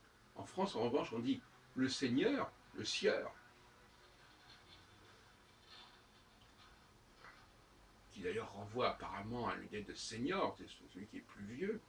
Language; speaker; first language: French; native; French